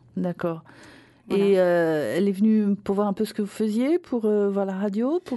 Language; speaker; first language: French; native; French